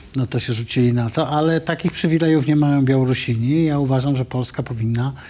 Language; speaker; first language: Polish; native; Polish